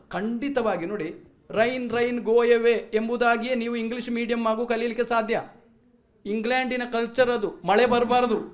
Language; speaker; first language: Kannada; non-native, local second language; Malayalam